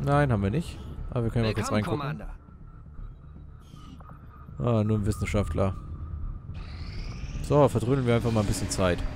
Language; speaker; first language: German; native; German